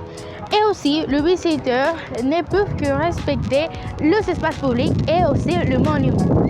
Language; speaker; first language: French; non-native, learner; Spanish